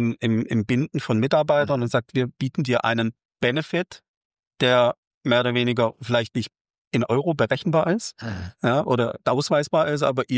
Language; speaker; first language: German; native; German